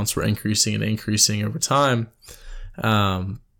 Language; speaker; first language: English; native; English